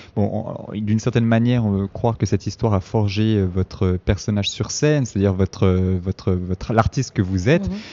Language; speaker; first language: French; native; French